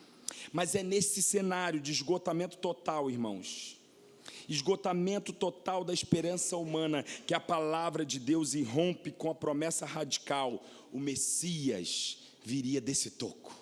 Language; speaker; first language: Portuguese; native; Portuguese